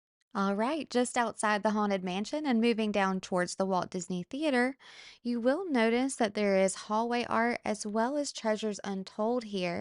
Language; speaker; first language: English; native; English